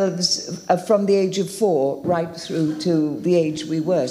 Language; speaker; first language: English; native; English